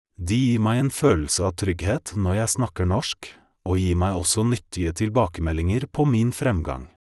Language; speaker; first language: Norwegian; non-native, fluent; Polish